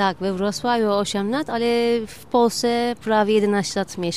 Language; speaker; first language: Polish; non-native, learner; Turkish